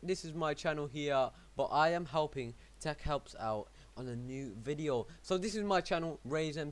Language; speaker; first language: English; native; English